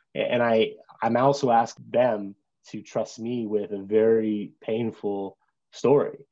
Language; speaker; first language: English; native; English